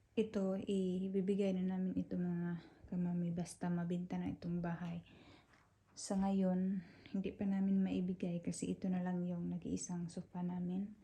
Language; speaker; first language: Filipino; non-native, local second language; Cebuano